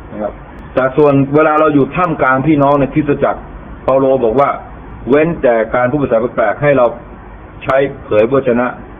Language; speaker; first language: Thai; native; Thai